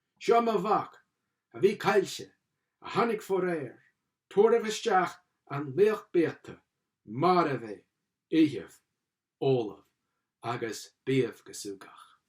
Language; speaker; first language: Irish; non-native, local second language; English